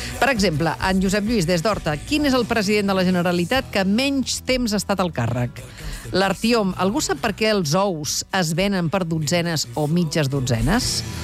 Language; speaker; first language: Catalan; native; Catalan